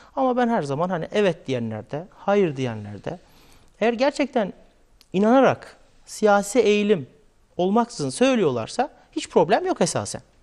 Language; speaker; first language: Turkish; native; Turkish